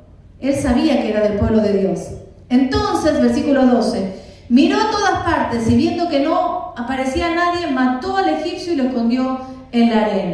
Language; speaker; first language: Spanish; native; Spanish